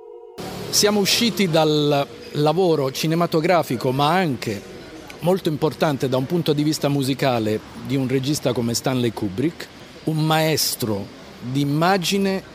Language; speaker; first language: Italian; native; Italian